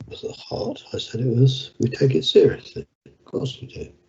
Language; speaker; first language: English; native; English